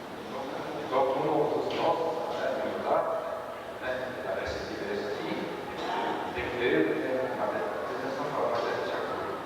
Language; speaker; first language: Portuguese; non-native, learner; Japanese